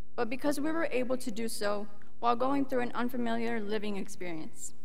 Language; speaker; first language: English; early bilingual, other home language; Spanish